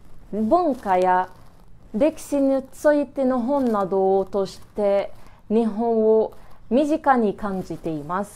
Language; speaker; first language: Japanese; non-native, learner; Arabic